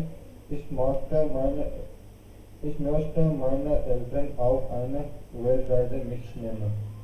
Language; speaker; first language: German; non-native, learner; Hindi